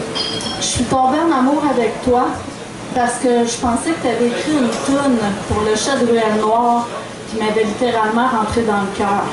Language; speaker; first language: French; native; French